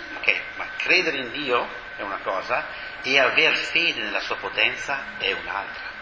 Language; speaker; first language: Italian; native; Italian